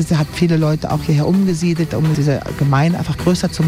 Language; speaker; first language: German; native; German